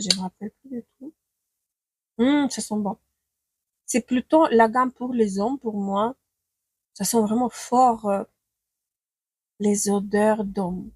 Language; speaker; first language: French; non-native, fluent; Ukrainian